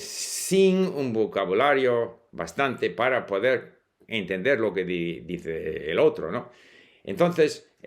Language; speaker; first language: Spanish; non-native, fluent; English